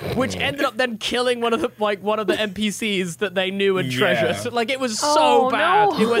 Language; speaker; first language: English; native; English